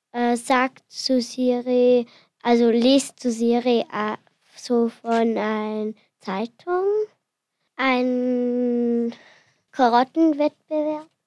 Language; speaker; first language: German; non-native, learner; Finnish